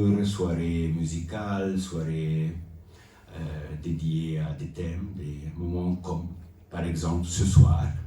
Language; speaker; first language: French; non-native, local second language; Italian